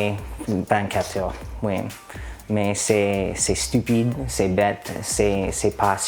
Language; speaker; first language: French; non-native, learner; English